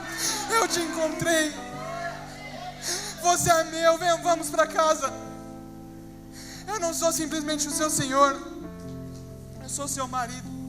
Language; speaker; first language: Portuguese; native; Portuguese